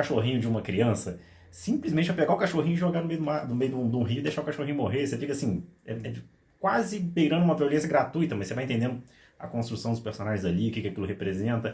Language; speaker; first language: Portuguese; native; Portuguese